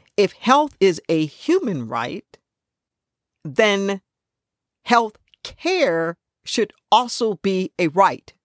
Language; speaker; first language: English; native; English